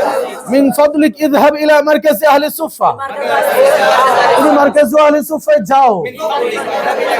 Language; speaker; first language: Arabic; non-native, fluent; Bangla